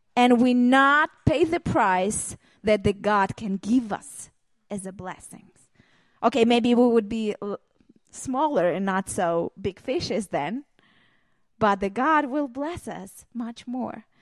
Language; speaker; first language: English; non-native, learner; Hebrew